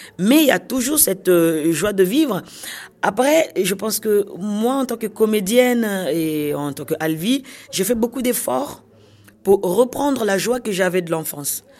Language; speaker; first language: French; non-native, local second language; Kongo